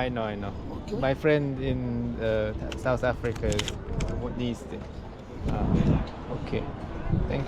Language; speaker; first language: English; non-native, learner; Korean